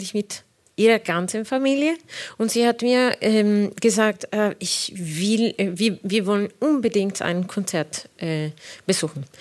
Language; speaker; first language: German; non-native, fluent; Spanish